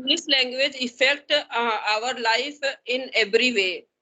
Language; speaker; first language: English; non-native, learner; Hindi